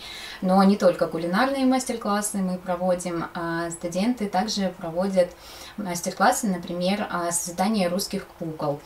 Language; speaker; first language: Russian; native; Russian